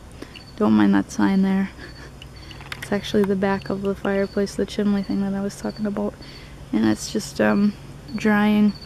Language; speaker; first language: English; native; English